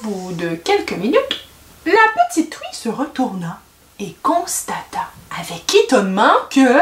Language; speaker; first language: French; native; French